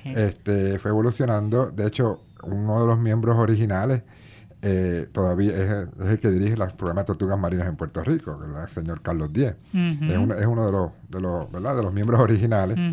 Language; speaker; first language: Spanish; native; Spanish